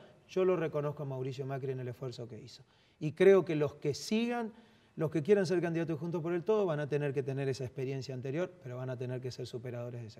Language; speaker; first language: Spanish; native; Spanish